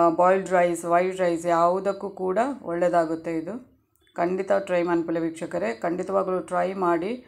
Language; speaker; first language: Kannada; non-native, local second language; Tulu